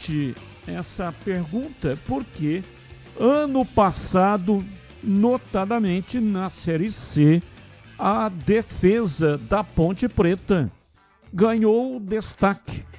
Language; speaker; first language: Portuguese; native; Portuguese